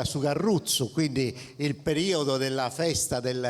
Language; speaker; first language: Italian; native; Italian